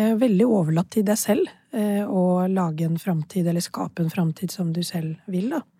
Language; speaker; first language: Norwegian; early bilingual, other home language; Urdu